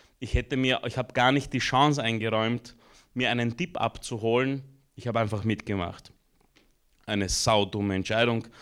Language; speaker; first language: German; early bilingual, other home language; Romanian